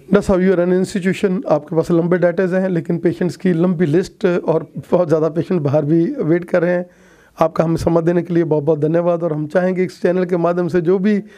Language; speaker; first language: Hindi; non-native, local second language; Punjabi